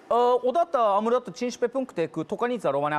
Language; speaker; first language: Romanian; non-native, learner; Japanese